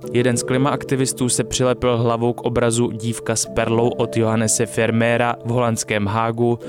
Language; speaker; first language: Czech; native; Czech